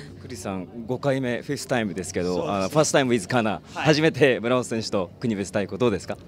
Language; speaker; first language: Japanese; native; Japanese